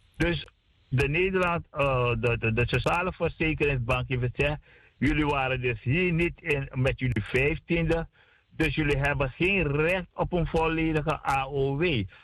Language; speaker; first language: Dutch; native; Dutch